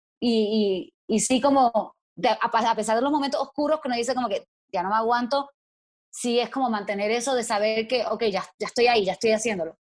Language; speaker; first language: Spanish; native; Spanish